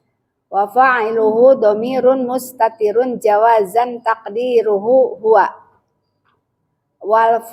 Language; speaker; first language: Arabic; non-native, fluent; Indonesian